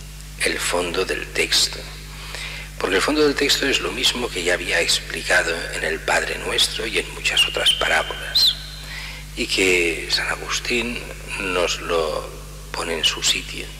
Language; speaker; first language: Spanish; native; Spanish